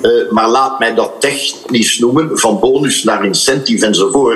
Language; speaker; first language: Dutch; native; Dutch